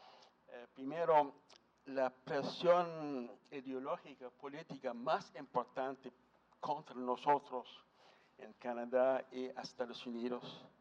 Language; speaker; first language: Spanish; non-native, fluent; English